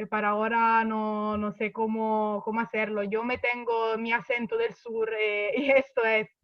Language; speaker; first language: Spanish; non-native, fluent; Italian